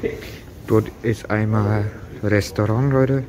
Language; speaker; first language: German; early bilingual, other home language; Turkish